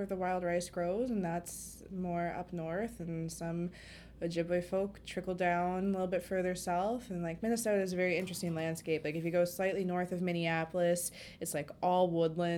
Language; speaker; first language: English; native; English